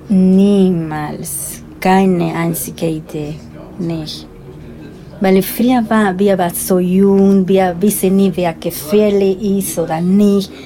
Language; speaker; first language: German; non-native, learner; Spanish